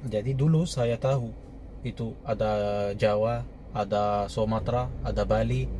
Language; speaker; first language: Indonesian; non-native, fluent; Arabic